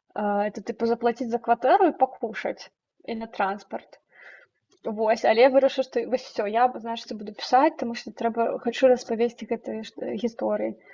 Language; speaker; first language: Belarusian; non-native, local second language; Russian